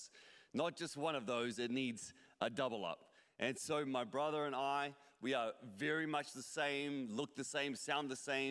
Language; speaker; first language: English; native; English